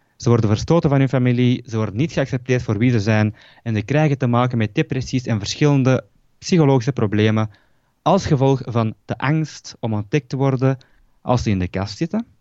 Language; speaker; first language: Dutch; early bilingual, other home language; Turkish